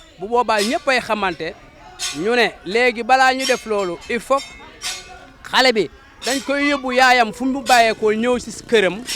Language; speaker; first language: Wolof; non-native, local second language; Jola-Fonyi